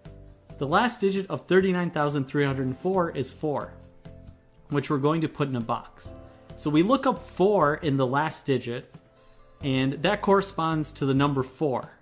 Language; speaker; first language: English; native; English